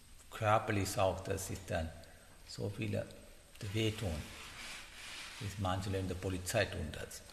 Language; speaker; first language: German; non-native, learner; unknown